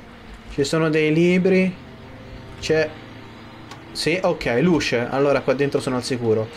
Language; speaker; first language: Italian; native; Italian